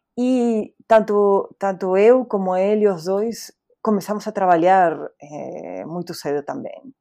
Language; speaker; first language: Portuguese; non-native, fluent; Spanish